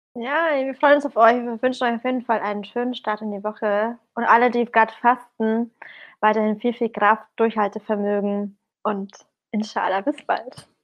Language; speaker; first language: German; early bilingual, other home language; Arabic